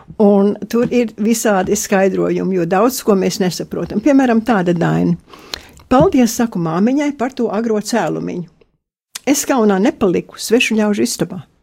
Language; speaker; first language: Latvian; early bilingual, heritage; Latvian